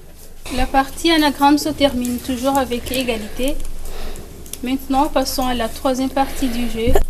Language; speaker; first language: French; non-native, local second language; Comorian